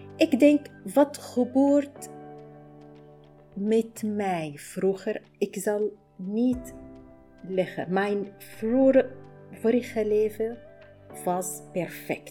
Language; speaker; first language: Dutch; non-native, learner; Arabic